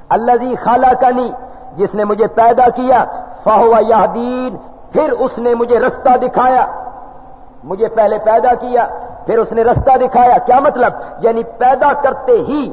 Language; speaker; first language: Urdu; non-native, local second language; Punjabi